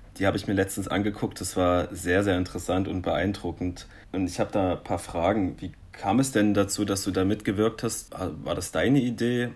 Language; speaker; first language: German; native; German